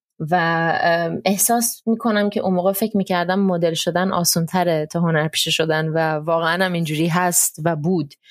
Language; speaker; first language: Persian; early bilingual, heritage; Persian